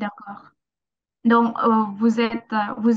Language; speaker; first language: French; non-native, learner; Indonesian